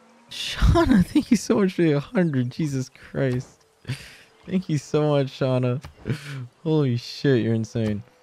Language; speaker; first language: English; early bilingual, other home language; Spanish